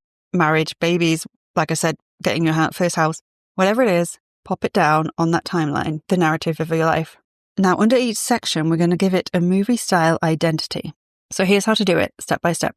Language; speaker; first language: English; native; English